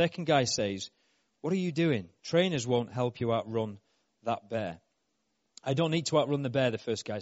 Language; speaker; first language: English; native; English